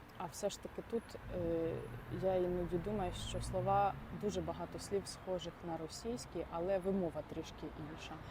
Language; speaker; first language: Ukrainian; non-native, local second language; Russian